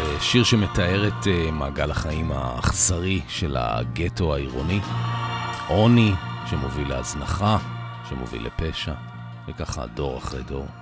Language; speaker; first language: Hebrew; native; Hebrew